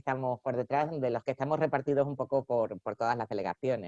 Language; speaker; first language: Spanish; native; Spanish